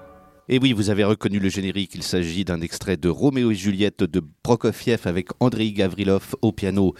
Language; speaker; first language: French; native; French